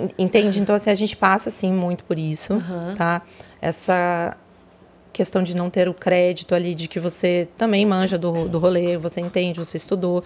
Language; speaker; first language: Portuguese; native; Portuguese